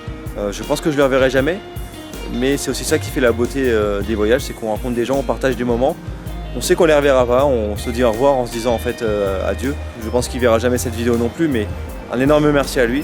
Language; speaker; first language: French; native; French